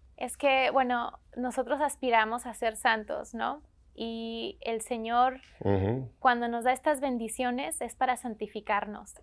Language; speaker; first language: Spanish; native; Spanish